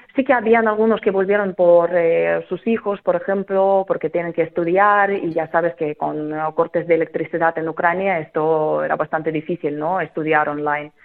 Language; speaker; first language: Spanish; non-native, fluent; Ukrainian